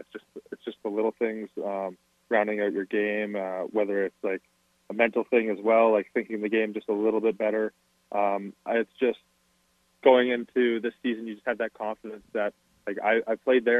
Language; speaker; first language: English; native; English